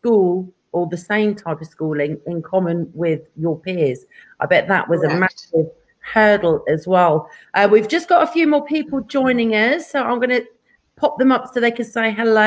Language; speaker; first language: English; native; English